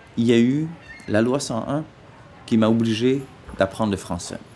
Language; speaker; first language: French; non-native, local second language; English